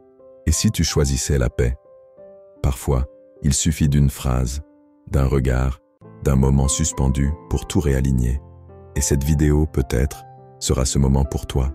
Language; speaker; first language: French; native; French